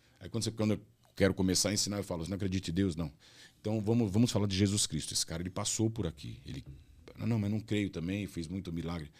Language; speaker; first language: Portuguese; native; Portuguese